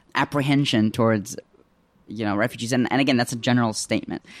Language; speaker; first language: English; early bilingual, other home language; Arabic